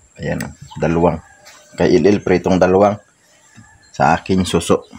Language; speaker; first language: Filipino; non-native, local second language; Cebuano